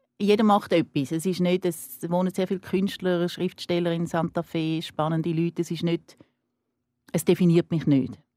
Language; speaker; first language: German; native; German